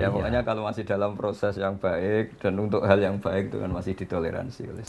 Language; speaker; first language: Indonesian; native; Indonesian